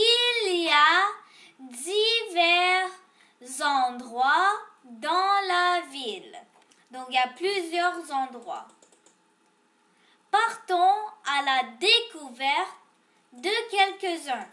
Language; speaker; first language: French; non-native, local second language; English